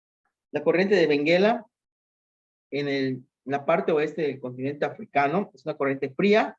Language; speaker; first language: Spanish; native; Spanish